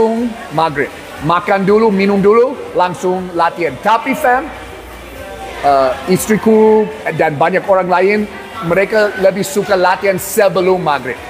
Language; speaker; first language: Indonesian; non-native, learner; English